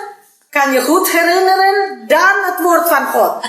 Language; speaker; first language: Dutch; non-native, learner; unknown